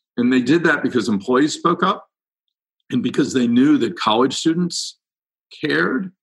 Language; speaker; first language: English; native; English